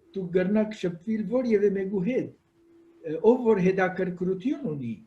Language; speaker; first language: Armenian; early bilingual, heritage; Armenian